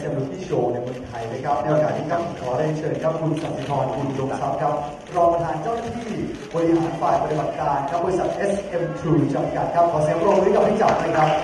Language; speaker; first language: Thai; native; Thai